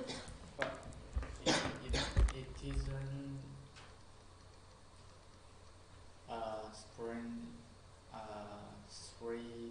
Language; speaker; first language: English; non-native, learner; Chinese